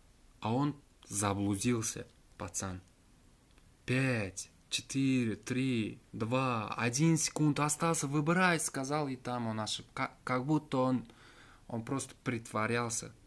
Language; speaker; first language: Russian; non-native, learner; Turkmen